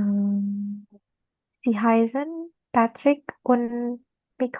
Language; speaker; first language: German; non-native, learner; Indonesian